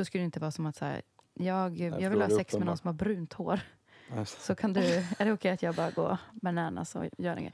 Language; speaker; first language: Swedish; native; Swedish